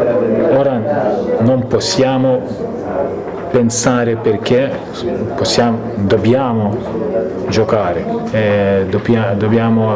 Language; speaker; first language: Italian; non-native, fluent; Lithuanian